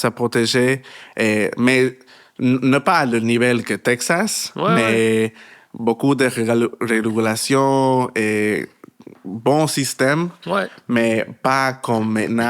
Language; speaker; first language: French; non-native, learner; Spanish